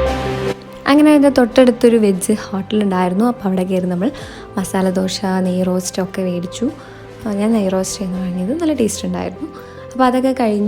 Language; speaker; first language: Malayalam; native; Malayalam